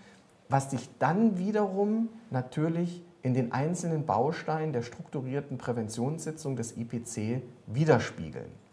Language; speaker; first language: German; native; German